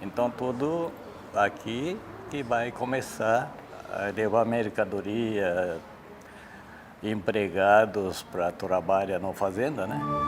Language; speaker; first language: Portuguese; non-native, learner; Japanese